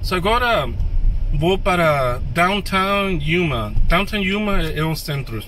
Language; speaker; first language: Portuguese; non-native, learner; English